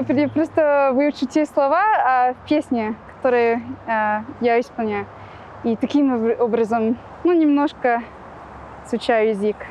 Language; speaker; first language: Russian; non-native, fluent; English